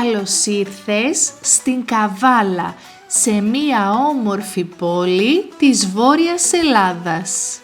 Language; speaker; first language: Greek; native; Greek